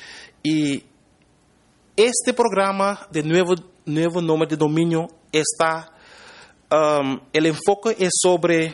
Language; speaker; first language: Spanish; non-native, fluent; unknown